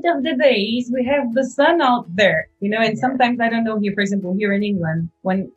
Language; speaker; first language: English; non-native, fluent; Portuguese